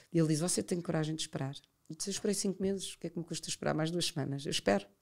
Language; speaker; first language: Portuguese; native; Portuguese